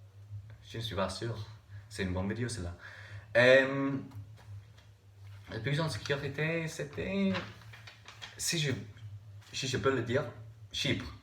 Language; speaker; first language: French; non-native, learner; English